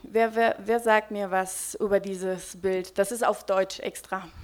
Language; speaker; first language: German; non-native, fluent; Spanish